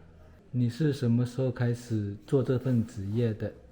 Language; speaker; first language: Chinese; native; Chinese